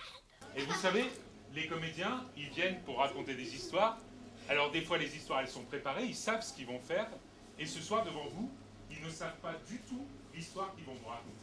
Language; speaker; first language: French; native; French